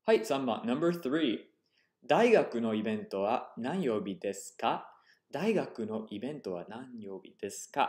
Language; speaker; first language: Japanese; non-native, fluent; English